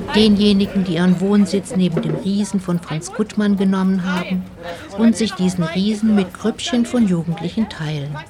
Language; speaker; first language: German; native; German